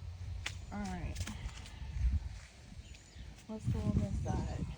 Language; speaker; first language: English; native; English